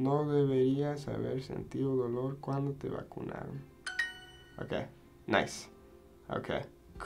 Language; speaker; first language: Spanish; non-native, fluent; English